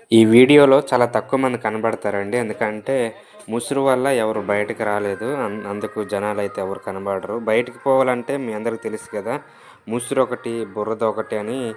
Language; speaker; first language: Telugu; native; Telugu